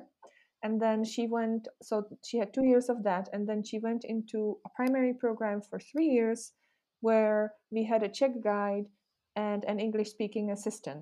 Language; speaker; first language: English; non-native, fluent; Czech